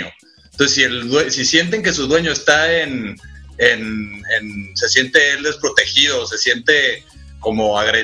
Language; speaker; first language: Spanish; native; Spanish